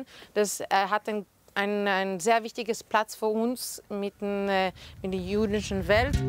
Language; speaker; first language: German; non-native, fluent; Hebrew